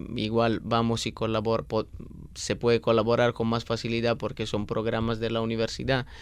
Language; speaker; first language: Spanish; non-native, fluent; Italian